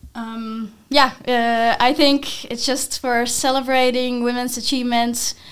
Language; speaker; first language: English; non-native, fluent; Finnish